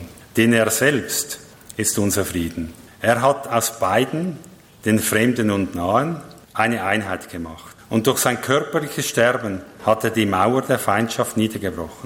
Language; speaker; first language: German; native; German